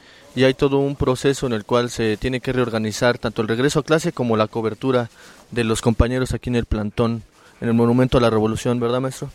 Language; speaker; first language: Spanish; native; Spanish